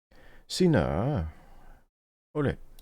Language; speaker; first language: Finnish; non-native, learner; English